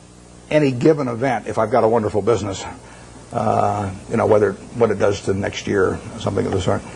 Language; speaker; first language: English; native; English